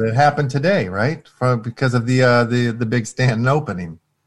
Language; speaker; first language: English; native; English